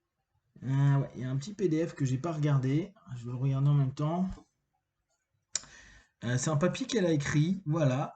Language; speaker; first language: French; native; French